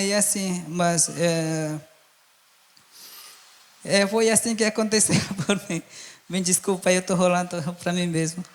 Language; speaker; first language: Portuguese; non-native, local second language; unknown